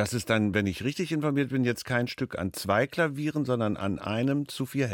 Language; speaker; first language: German; native; German